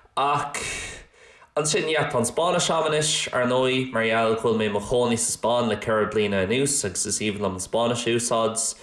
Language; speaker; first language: Irish; non-native, local second language; English